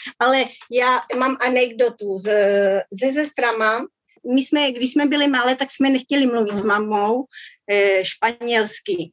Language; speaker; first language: Czech; early bilingual, other home language; Spanish